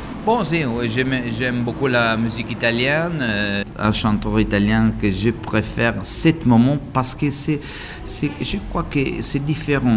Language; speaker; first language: French; non-native, learner; Italian